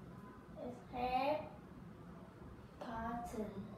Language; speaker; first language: English; non-native, learner; Vietnamese